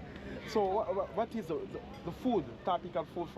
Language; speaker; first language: English; non-native, learner; French